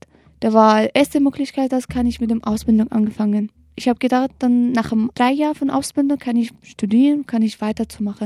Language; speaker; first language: German; non-native, learner; Kurdish